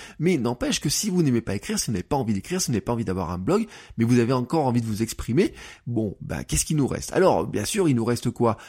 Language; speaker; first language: French; native; French